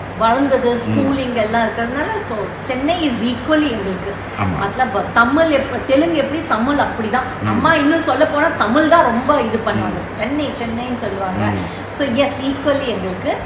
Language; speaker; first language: Tamil; non-native, local second language; Telugu